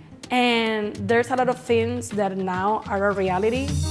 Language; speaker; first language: English; non-native, fluent; Spanish